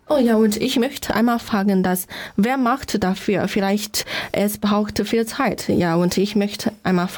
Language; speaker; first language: German; non-native, learner; Chinese